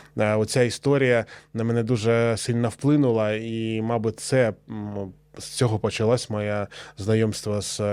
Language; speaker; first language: Ukrainian; non-native, local second language; Russian